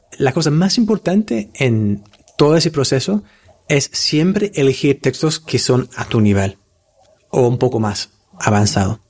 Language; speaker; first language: Spanish; non-native, fluent; English